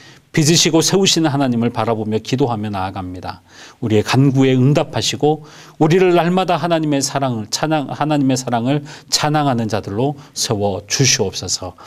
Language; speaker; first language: Korean; native; Korean